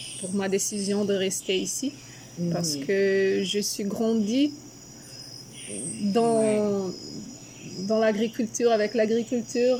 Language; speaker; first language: French; non-native, fluent; Portuguese